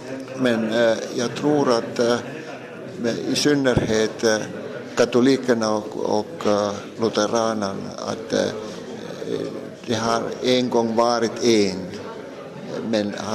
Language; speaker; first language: Swedish; non-native, local second language; Finnish